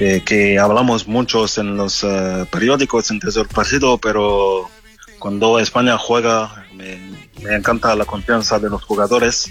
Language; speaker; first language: Spanish; non-native, fluent; French